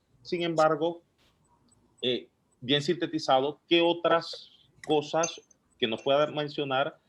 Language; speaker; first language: Spanish; native; Spanish